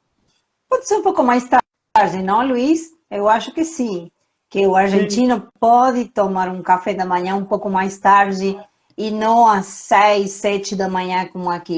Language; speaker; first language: Portuguese; non-native, fluent; Spanish